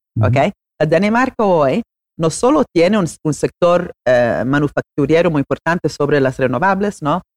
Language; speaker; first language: Spanish; non-native, fluent; Italian